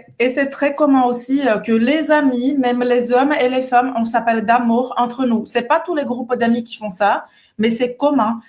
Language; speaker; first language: French; non-native, fluent; Portuguese